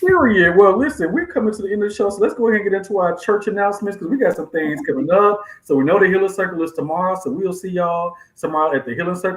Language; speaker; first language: English; native; English